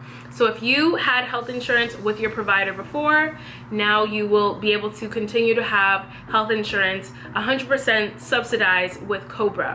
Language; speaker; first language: English; native; English